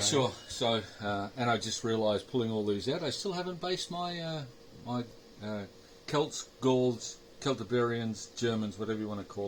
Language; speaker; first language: English; native; English